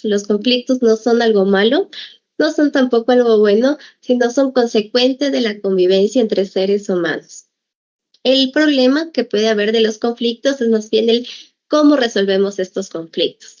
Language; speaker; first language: Spanish; native; Spanish